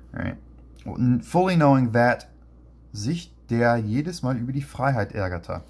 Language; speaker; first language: German; non-native, fluent; English